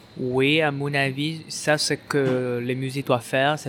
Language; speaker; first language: French; non-native, fluent; Chinese